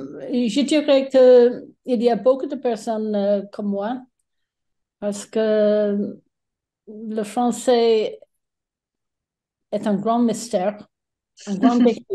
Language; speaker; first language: French; non-native, fluent; English